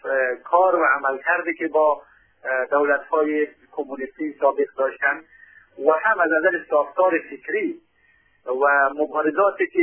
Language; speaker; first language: Persian; native; Persian